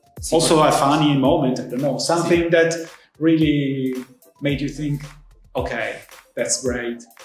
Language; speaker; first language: English; non-native, fluent; Italian